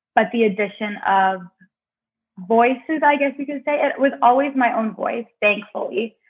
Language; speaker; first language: English; native; English